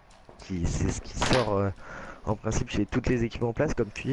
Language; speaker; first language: French; native; French